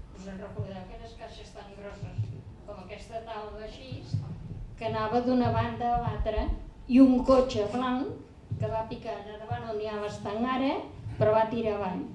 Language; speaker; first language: Catalan; native; Catalan